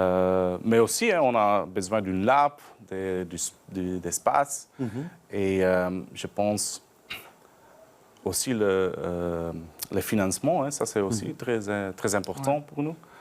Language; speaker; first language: French; non-native, learner; Dutch